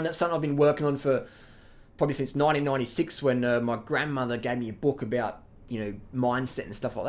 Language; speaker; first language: English; native; English